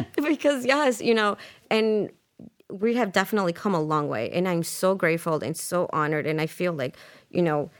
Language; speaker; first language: English; early bilingual, other home language; Spanish